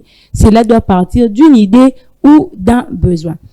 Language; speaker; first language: French; non-native, local second language; Lingala